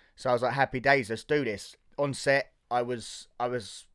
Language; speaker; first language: English; native; English